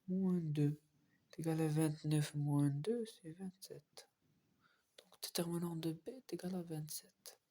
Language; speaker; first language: French; non-native, local second language; Arabic